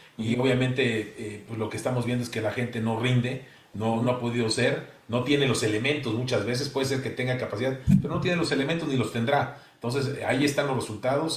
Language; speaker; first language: Spanish; native; Spanish